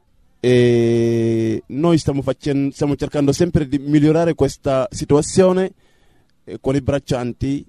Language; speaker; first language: Italian; non-native, fluent; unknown